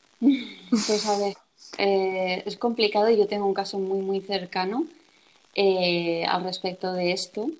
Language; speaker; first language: Spanish; native; Spanish